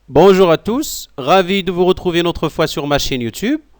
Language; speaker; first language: French; non-native, local second language; Arabic